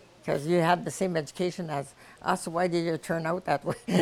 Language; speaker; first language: English; non-native, local second language; French